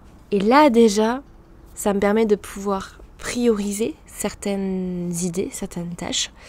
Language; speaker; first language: French; native; French